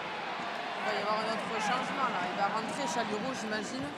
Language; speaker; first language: French; native; French